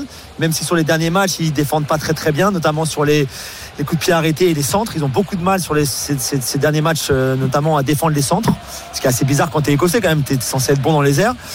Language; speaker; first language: French; non-native, fluent; English